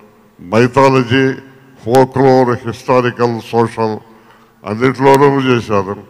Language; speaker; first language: Telugu; native; Telugu